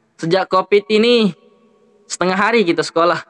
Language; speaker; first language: Indonesian; non-native, local second language; Sasak